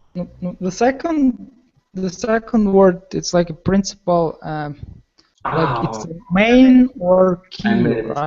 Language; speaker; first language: English; non-native, learner; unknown